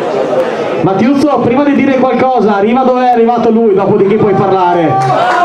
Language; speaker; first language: Italian; native; Italian